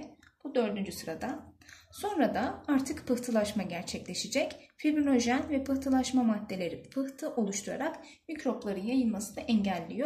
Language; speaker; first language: Turkish; native; Turkish